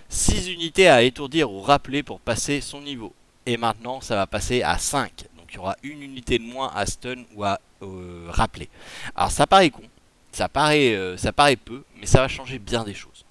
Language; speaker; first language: French; native; French